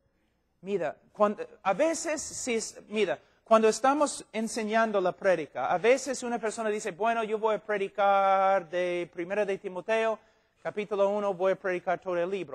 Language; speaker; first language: Spanish; non-native, fluent; English